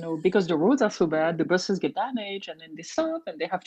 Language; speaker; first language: English; non-native, fluent; French